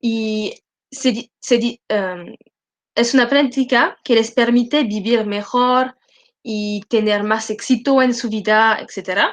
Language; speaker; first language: Spanish; non-native, learner; French